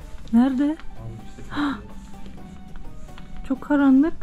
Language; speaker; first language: Turkish; non-native, fluent; Slovenian